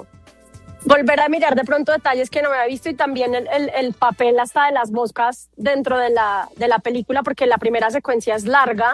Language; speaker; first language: Spanish; native; Spanish